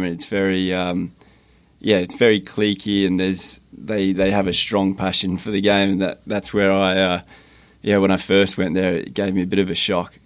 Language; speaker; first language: English; native; English